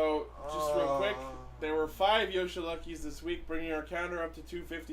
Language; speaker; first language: English; native; English